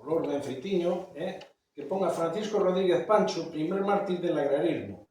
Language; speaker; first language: Spanish; non-native, local second language; Galician